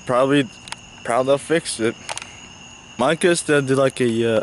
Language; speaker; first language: English; native; English